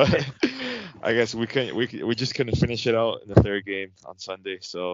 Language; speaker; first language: English; non-native, fluent; Chinese